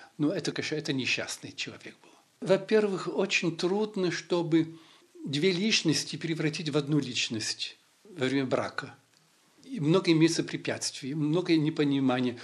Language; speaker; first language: Russian; early bilingual, heritage; Russian